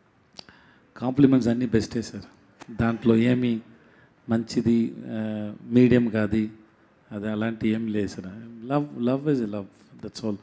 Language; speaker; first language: Telugu; non-native, learner; Tamil